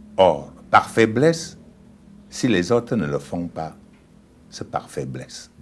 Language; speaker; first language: French; non-native, local second language; Ghomala